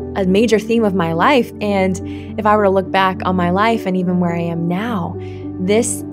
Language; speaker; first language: English; native; English